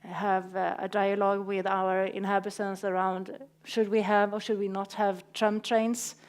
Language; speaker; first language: English; non-native, fluent; Swedish